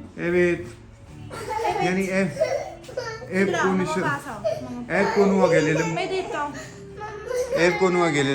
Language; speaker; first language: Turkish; non-native, learner; Urdu